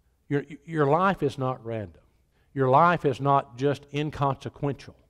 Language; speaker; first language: English; native; English